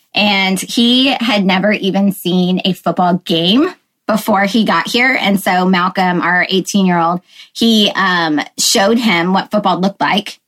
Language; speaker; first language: English; native; English